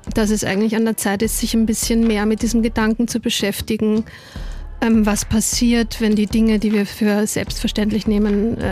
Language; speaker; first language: German; native; German